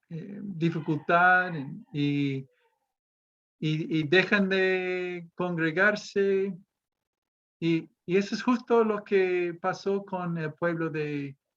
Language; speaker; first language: Spanish; non-native, fluent; English